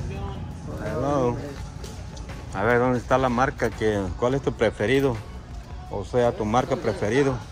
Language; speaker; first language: Spanish; native; Spanish